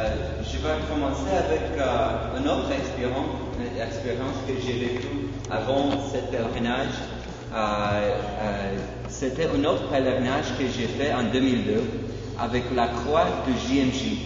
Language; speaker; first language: French; non-native, fluent; Polish